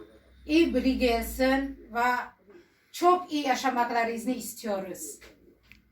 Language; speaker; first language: Turkish; non-native, learner; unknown